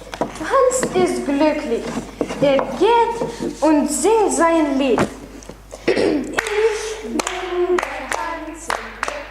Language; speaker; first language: German; non-native, learner; Lithuanian